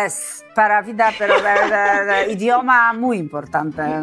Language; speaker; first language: Spanish; non-native, learner; Polish